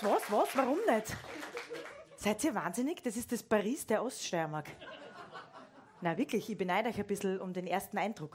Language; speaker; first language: German; native; German